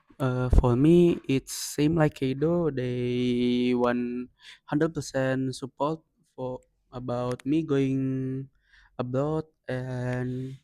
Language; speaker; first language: English; non-native, learner; Indonesian